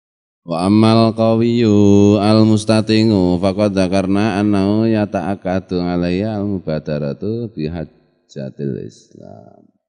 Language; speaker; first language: Arabic; non-native, fluent; Javanese